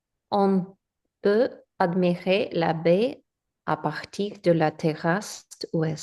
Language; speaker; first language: French; non-native, learner; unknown